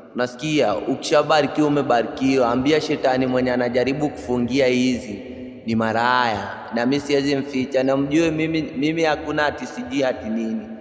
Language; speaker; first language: Swahili; native; Swahili